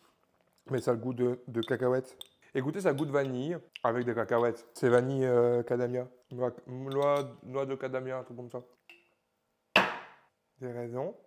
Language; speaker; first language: French; native; French